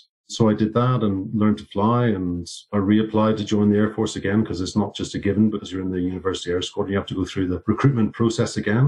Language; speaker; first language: English; native; English